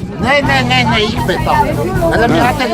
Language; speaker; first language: Dutch; non-native, learner; Armenian